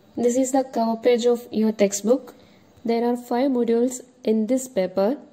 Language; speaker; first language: English; non-native, local second language; Malayalam